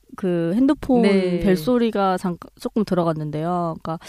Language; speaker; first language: Korean; native; Korean